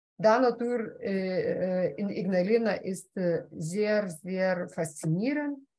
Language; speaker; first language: German; non-native, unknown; Lithuanian